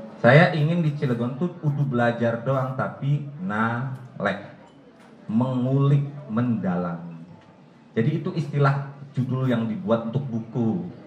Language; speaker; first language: Indonesian; non-native, local second language; Javanese